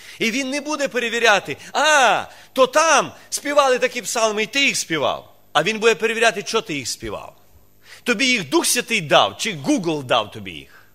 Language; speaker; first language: Ukrainian; non-native, local second language; Russian